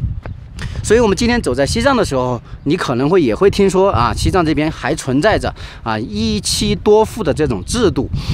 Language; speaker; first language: Chinese; native; Chinese